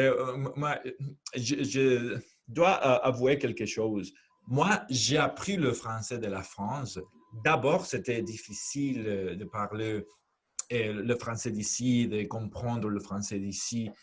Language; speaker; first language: French; non-native, fluent; Spanish